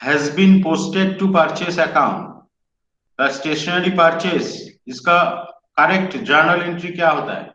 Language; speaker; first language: Hindi; non-native, local second language; Bangla